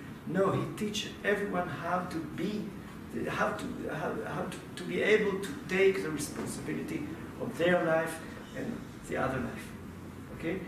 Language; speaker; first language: English; non-native, fluent; Hebrew